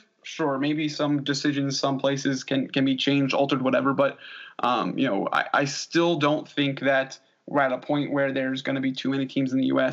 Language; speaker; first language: English; native; English